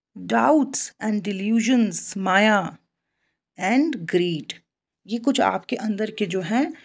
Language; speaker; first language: Hindi; native; Hindi